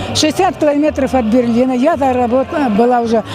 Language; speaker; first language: Russian; native; Russian